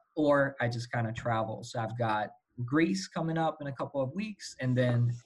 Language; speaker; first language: English; non-native, fluent; Slovak